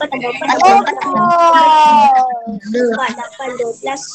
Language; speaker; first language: Malay; native; Malay